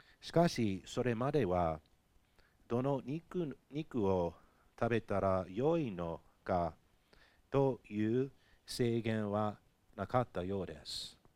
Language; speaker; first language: Japanese; non-native, fluent; English